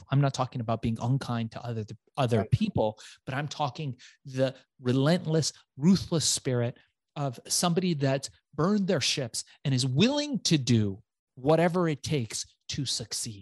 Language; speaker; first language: English; early bilingual, other home language; Persian